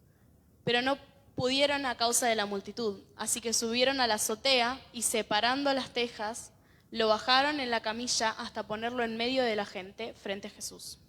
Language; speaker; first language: Spanish; native; Spanish